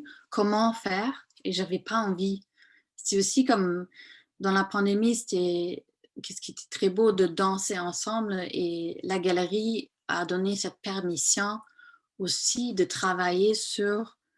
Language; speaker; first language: French; non-native, fluent; German